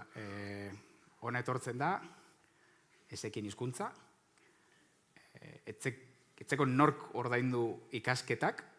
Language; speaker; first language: Basque; native; Basque